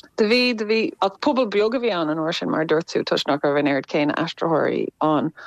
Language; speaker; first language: Irish; native; Irish